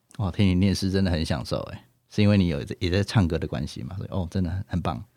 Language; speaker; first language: Chinese; native; Chinese